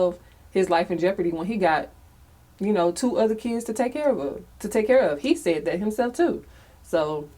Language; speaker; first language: English; native; English